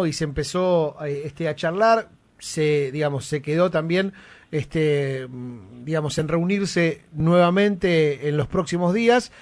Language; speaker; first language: Spanish; native; Spanish